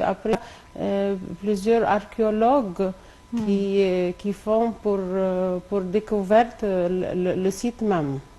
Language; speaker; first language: French; non-native, local second language; Arabic